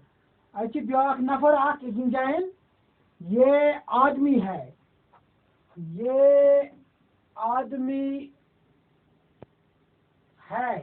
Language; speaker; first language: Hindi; non-native, local second language; Kashmiri